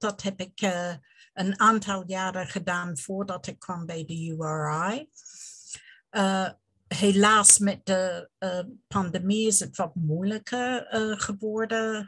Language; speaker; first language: Dutch; non-native, fluent; English